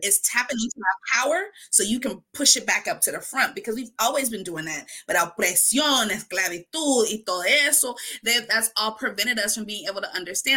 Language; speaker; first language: English; native; English